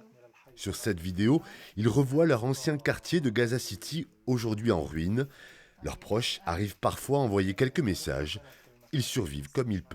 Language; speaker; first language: French; native; French